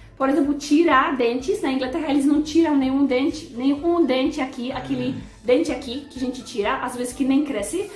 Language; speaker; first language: Portuguese; non-native, fluent; Polish